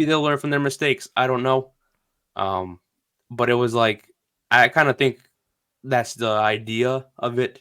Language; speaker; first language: English; native; English